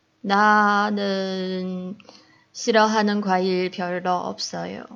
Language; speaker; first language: Korean; non-native, fluent; Chinese